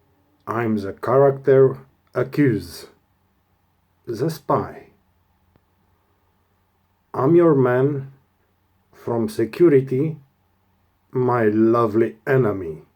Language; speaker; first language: English; non-native, learner; Romanian